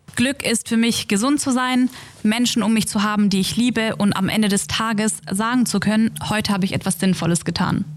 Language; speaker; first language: German; native; German